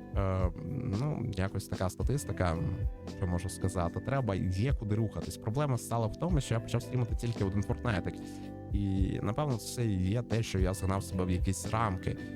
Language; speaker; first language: Ukrainian; non-native, local second language; Russian